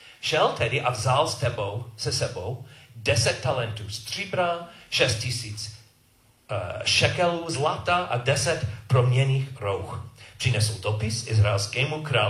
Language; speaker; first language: Czech; non-native, learner; English